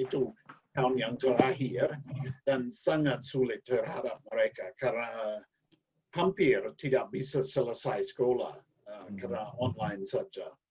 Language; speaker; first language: Indonesian; non-native, learner; English